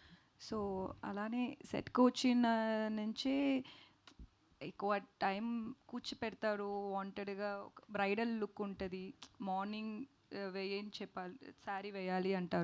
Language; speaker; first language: Telugu; non-native, learner; Tamil